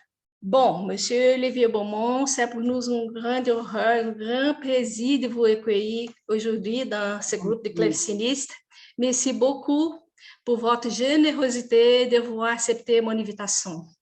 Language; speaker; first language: French; non-native, learner; Portuguese